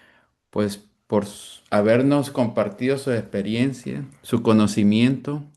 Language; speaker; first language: Spanish; native; Spanish